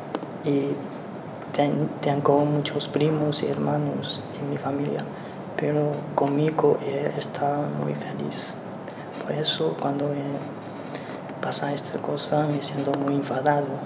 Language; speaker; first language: Spanish; non-native, learner; Chinese